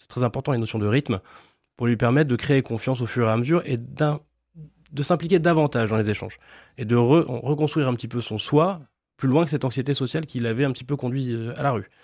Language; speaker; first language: French; native; French